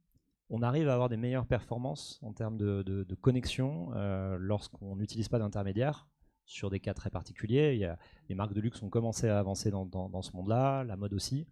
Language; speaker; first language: French; native; French